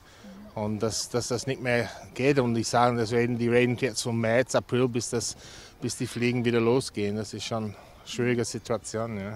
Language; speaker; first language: German; non-native, fluent; English